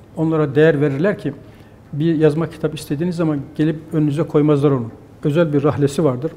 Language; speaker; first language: Turkish; native; Turkish